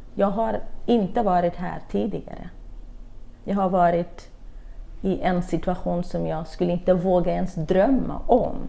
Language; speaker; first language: Swedish; non-native, fluent; Arabic